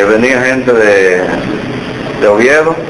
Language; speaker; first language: Spanish; native; Spanish